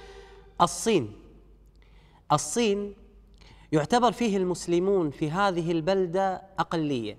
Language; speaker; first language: Arabic; native; Arabic